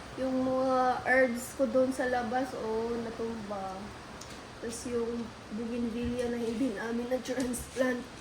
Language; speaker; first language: Filipino; native; Filipino